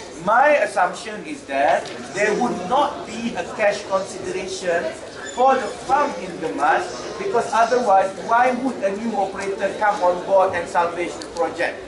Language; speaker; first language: English; non-native, local second language; Malay